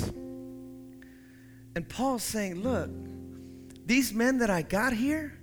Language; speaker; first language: English; native; English